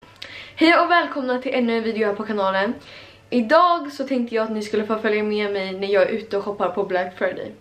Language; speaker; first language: Swedish; native; Swedish